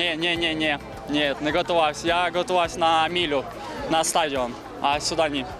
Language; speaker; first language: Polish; non-native, learner; Ukrainian